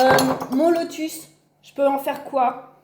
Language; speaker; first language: French; native; French